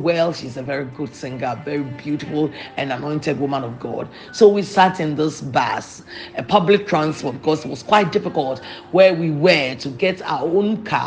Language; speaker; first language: English; non-native, local second language; Akan